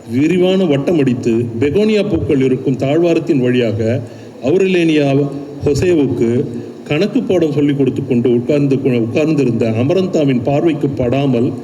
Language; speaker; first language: Tamil; native; Tamil